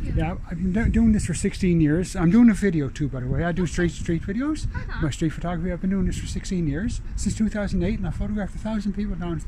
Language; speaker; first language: English; native; English